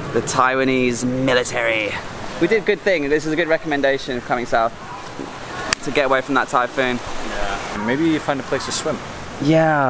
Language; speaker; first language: English; native; English